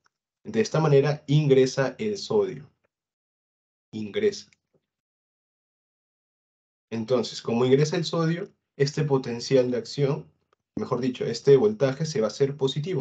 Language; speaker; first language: Spanish; native; Spanish